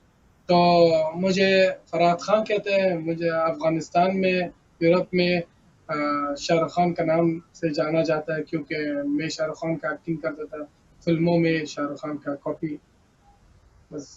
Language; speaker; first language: Hindi; early bilingual, other home language; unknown